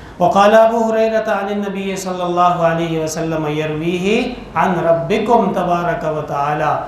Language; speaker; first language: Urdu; non-native, local second language; Pashto